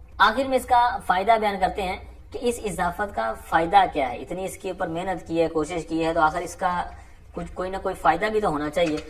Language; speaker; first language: Urdu; non-native, local second language; Punjabi